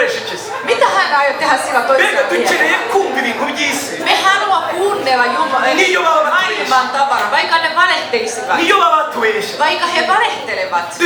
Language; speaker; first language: Finnish; non-native, learner; Kinyarwanda